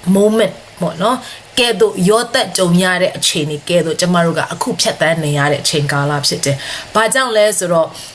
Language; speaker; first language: Burmese; non-native, local second language; Tedim Chin